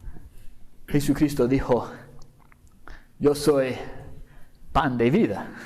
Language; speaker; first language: Spanish; non-native, fluent; English